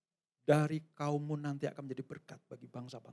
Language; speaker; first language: Indonesian; native; Indonesian